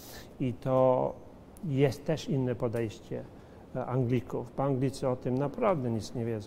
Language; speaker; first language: Polish; early bilingual, heritage; Polish